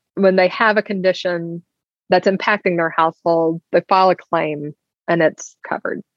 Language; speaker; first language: English; native; English